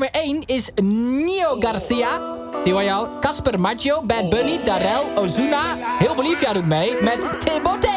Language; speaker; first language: Dutch; native; Dutch